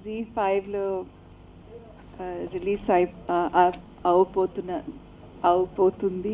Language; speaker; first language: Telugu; non-native, local second language; English